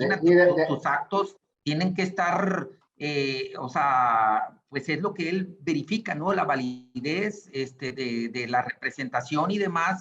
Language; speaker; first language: Spanish; native; Spanish